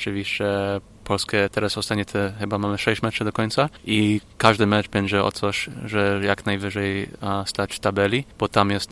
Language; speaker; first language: Polish; non-native, fluent; English